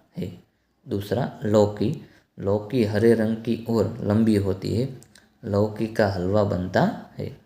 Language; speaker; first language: Hindi; non-native, local second language; Gujarati